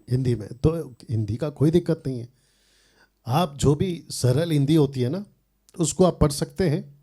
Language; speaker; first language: Hindi; native; Hindi